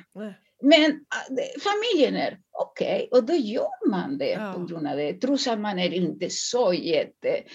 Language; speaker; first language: Swedish; non-native, fluent; Spanish